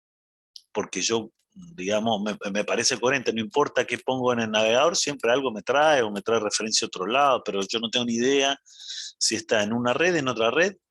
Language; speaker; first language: Spanish; native; Spanish